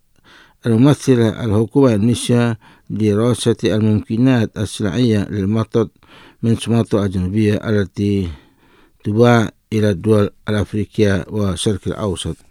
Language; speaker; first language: Arabic; non-native, fluent; Indonesian